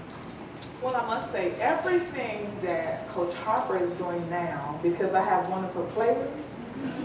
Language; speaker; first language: English; native; English